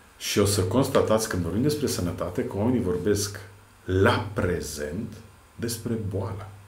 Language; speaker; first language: Romanian; non-native, fluent; Serbian